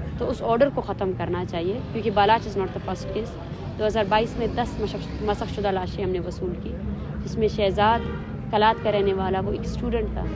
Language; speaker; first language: Urdu; non-native, local second language; Baluchi